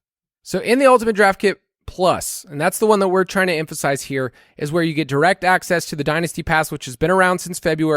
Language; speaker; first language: English; native; English